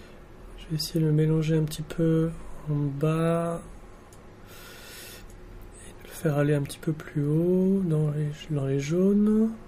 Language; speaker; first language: French; native; French